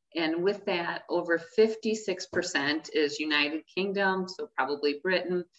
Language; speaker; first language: English; native; English